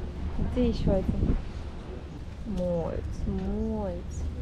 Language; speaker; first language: Russian; native; Russian